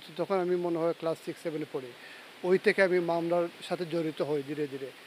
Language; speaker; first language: Bangla; native; Bangla